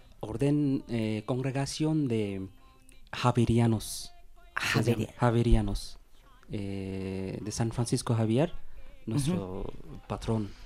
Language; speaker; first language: Spanish; non-native, learner; Bangla